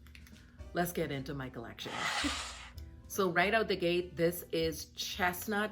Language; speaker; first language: English; native; English